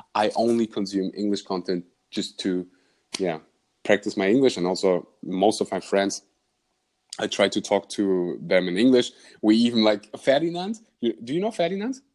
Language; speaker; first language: English; non-native, fluent; German